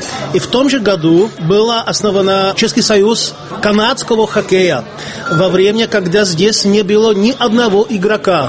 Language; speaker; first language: Russian; non-native, fluent; Czech